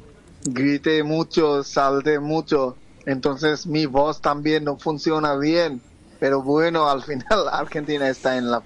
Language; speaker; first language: Spanish; non-native, fluent; Bangla